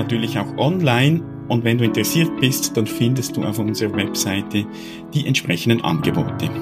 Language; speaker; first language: German; native; German